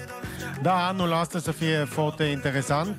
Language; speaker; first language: Romanian; non-native, learner; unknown